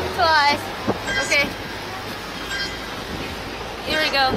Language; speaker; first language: English; non-native, learner; Korean